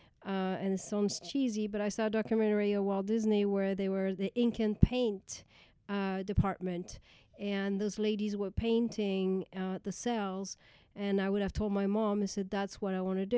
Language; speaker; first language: English; non-native, fluent; French